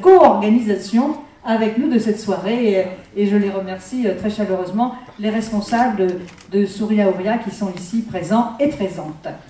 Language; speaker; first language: French; native; French